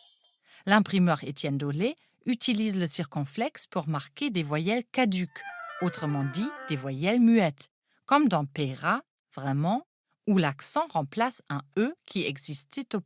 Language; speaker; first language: French; non-native, fluent; German